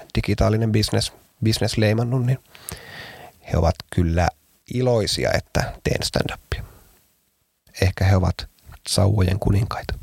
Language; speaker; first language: Finnish; native; Finnish